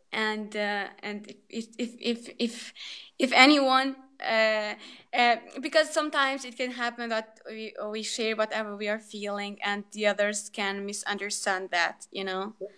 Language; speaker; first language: English; non-native, fluent; Albanian